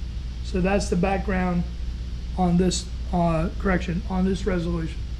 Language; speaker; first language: English; native; English